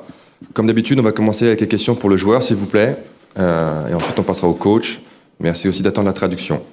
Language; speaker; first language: French; native; French